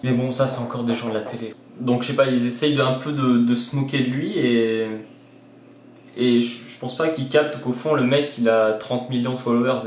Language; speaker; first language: French; native; French